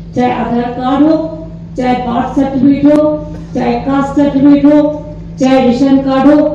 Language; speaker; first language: Hindi; non-native, local second language; Bangla